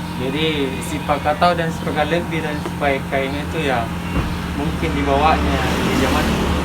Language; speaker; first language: Indonesian; non-native, local second language; Buginese